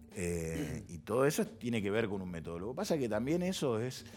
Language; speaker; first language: Spanish; native; Spanish